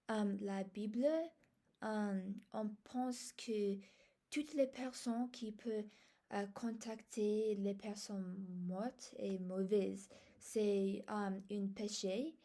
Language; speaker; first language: French; non-native, learner; English